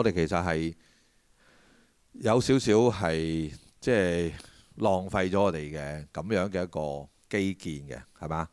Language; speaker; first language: Cantonese; native; Cantonese